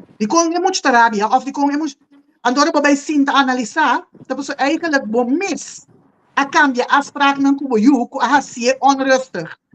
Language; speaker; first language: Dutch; non-native, local second language; Papiamento